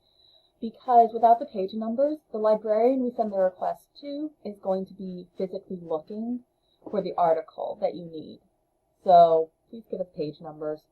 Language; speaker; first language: English; native; English